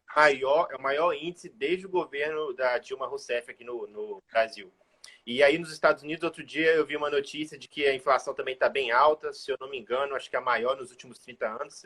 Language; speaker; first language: Portuguese; native; Portuguese